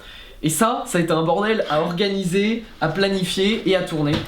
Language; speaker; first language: French; native; French